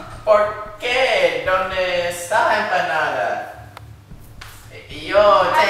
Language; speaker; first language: Spanish; non-native, learner; English